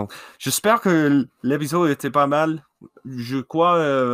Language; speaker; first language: French; non-native, learner; English